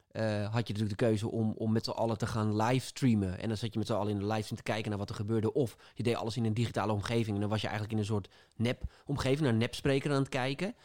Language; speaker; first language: Dutch; native; Dutch